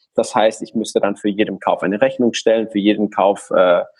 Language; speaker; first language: German; non-native, fluent; Spanish